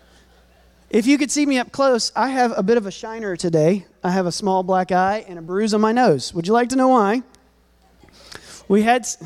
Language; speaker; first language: English; native; English